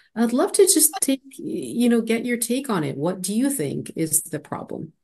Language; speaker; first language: English; non-native, fluent; Arabic